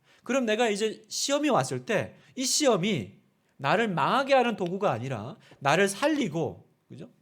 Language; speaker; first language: Korean; native; Korean